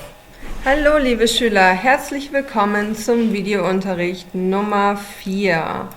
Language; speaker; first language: German; non-native, fluent; English